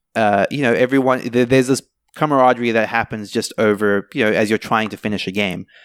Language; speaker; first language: English; native; English